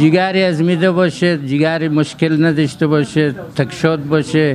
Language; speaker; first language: Persian; native; Persian